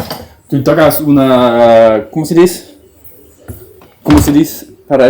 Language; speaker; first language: Spanish; non-native, learner; English